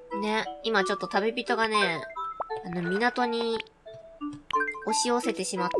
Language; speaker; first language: Japanese; native; Japanese